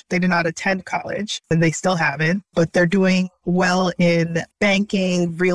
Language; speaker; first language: English; early bilingual, other home language; Haitian Creole